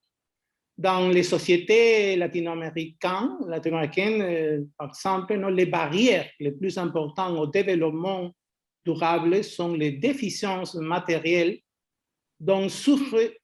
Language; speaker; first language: French; non-native, fluent; Spanish